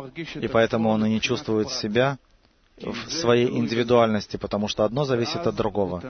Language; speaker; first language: Russian; native; Russian